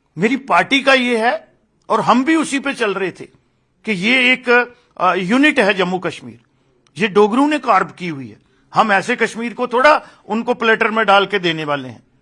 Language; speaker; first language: Hindi; non-native, local second language; Dogri